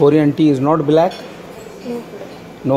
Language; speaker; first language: English; non-native, learner; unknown